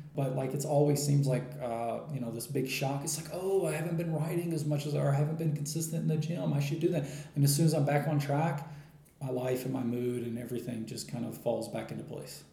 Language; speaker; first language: English; native; English